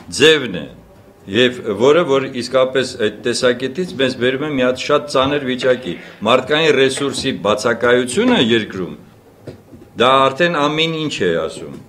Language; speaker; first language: Armenian; native; Armenian